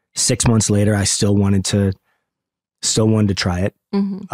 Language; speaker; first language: English; native; English